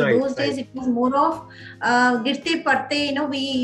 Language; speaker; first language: English; non-native, local second language; Odia